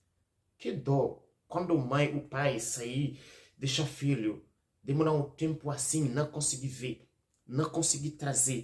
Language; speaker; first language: Portuguese; non-native, learner; Haitian Creole